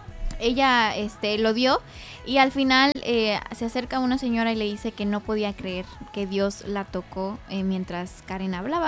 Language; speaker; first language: Spanish; native; Spanish